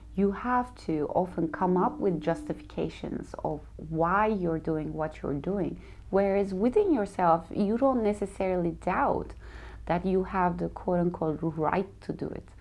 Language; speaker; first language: English; non-native, fluent; Turkish